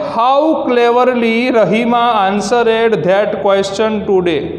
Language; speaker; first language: English; non-native, local second language; Gujarati